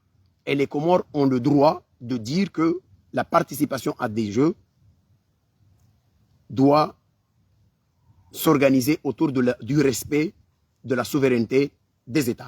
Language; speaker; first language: French; non-native, local second language; Comorian